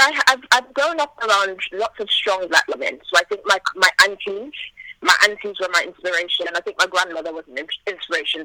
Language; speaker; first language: English; native; English